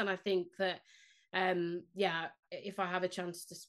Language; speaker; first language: English; non-native, local second language; Spanish